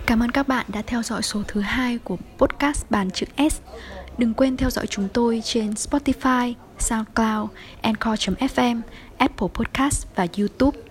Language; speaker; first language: Vietnamese; native; Vietnamese